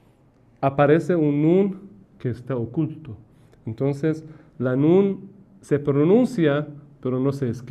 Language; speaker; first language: Spanish; non-native, fluent; Persian